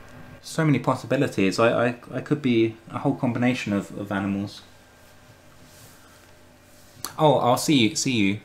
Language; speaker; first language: English; native; English